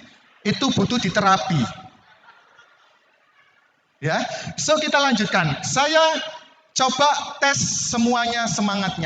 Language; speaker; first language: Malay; non-native, local second language; Javanese